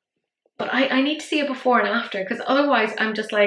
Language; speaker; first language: English; native; English